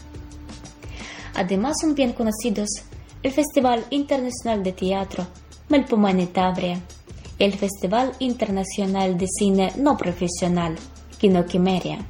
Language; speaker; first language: Spanish; non-native, fluent; Ukrainian